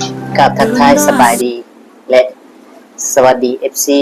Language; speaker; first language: Thai; non-native, local second language; Lao